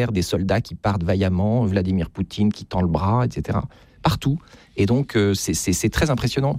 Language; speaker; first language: French; native; French